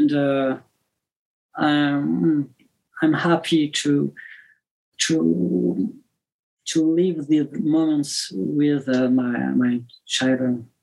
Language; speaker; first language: English; non-native, learner; French